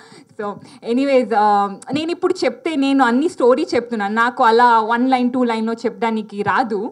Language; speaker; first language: Telugu; non-native, learner; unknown